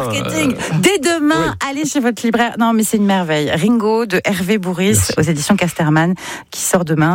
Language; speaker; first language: French; native; French